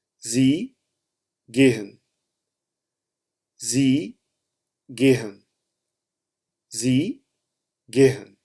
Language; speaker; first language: German; non-native, fluent; Urdu